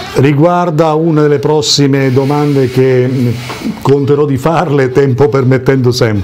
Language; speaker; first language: Italian; native; Italian